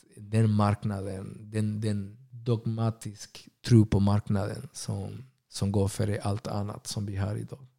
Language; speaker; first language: Swedish; early bilingual, other home language; Spanish